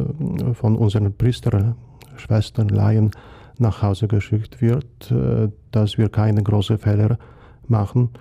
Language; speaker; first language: German; non-native, fluent; Polish